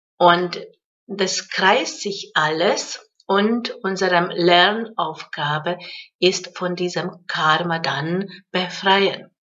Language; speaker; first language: German; non-native, fluent; Hungarian